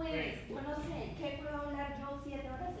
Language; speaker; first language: Spanish; native; Spanish